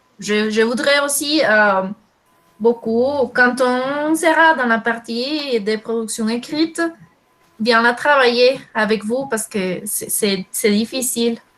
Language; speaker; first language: French; non-native, fluent; Spanish